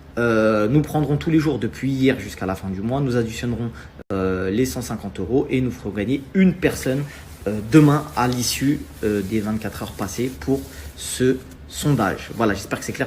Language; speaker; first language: French; native; French